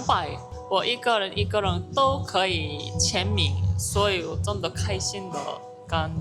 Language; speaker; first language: Chinese; non-native, learner; Korean